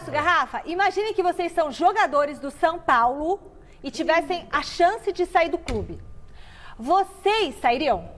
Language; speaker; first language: Portuguese; native; Portuguese